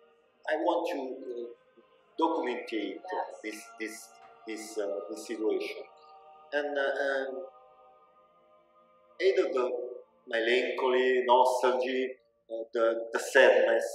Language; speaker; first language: English; non-native, learner; Italian